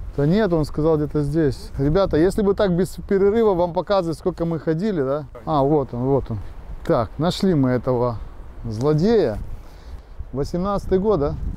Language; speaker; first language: Russian; native; Russian